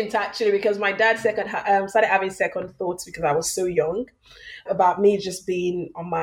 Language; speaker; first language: English; non-native, local second language; Yoruba